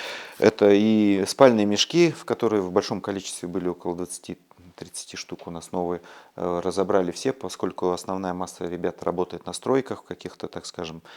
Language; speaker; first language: Russian; native; Russian